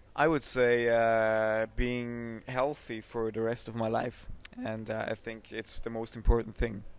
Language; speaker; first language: English; non-native, fluent; Swiss German